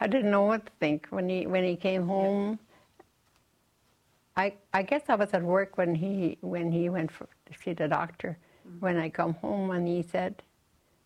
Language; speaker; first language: English; non-native, fluent; Cree